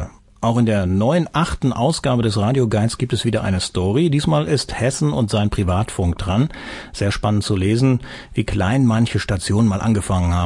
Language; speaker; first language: German; native; German